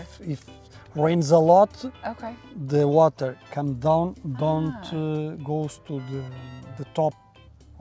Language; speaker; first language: English; non-native, learner; Portuguese